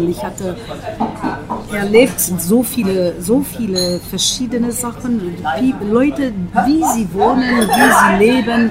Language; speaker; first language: German; non-native, fluent; French